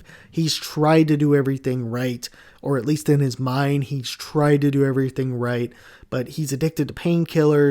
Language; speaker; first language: English; native; English